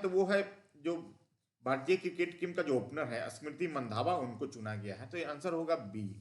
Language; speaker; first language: Hindi; native; Hindi